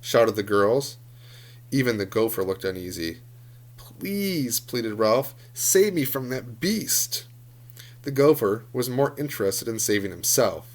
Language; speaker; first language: English; native; English